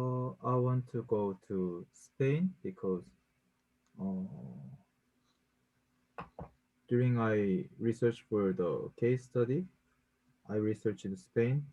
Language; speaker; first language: English; non-native, learner; Korean